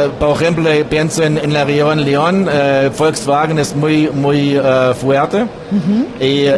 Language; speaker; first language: Spanish; non-native, learner; German